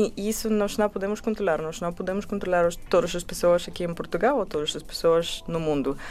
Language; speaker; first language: Portuguese; non-native, learner; Bulgarian